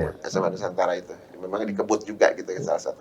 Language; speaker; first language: Indonesian; native; Indonesian